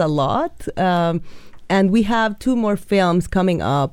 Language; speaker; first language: English; non-native, fluent; Spanish